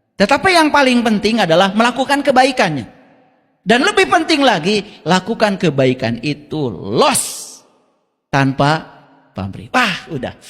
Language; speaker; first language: Indonesian; non-native, local second language; Sundanese